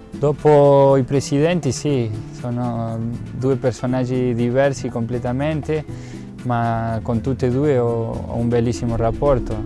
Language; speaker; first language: Italian; non-native, fluent; Spanish